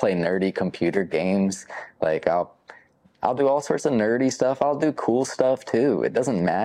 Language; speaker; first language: English; native; English